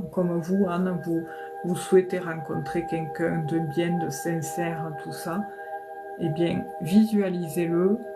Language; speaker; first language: French; native; French